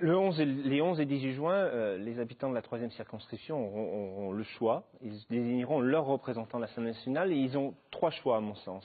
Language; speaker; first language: French; native; French